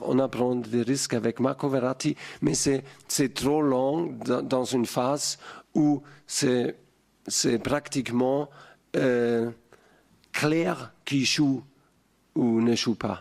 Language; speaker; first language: French; non-native, fluent; German